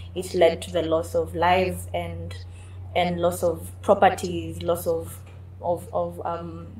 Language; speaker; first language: English; non-native, local second language; Kalenjin